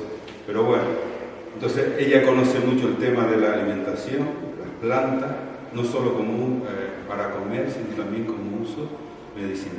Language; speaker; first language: Spanish; native; Spanish